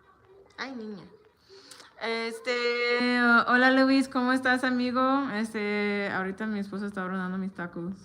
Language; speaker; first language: Spanish; non-native, learner; English